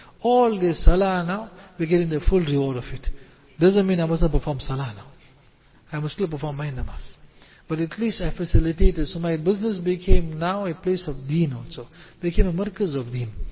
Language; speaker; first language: English; native; English